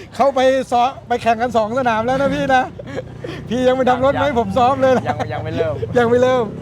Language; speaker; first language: Thai; native; Thai